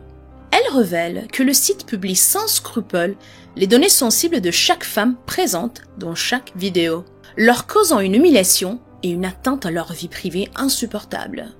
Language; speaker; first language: French; native; French